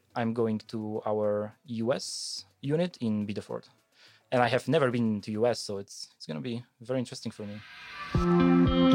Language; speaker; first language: English; non-native, fluent; Polish